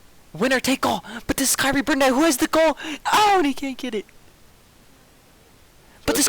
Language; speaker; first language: English; native; English